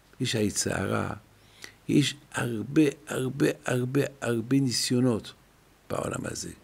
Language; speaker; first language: Hebrew; non-native, fluent; French